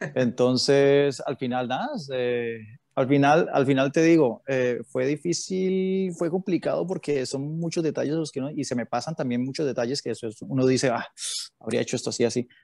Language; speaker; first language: Spanish; native; Spanish